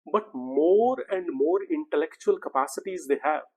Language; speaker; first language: English; non-native, local second language; Punjabi